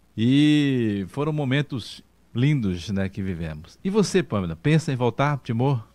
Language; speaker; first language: Portuguese; native; Portuguese